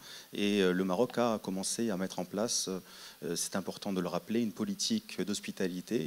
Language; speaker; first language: French; non-native, local second language; Arabic